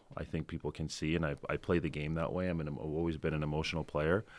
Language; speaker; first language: English; early bilingual, other home language; Ukrainian